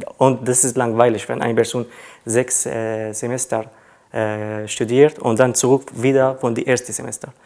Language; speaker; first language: German; non-native, learner; Arabic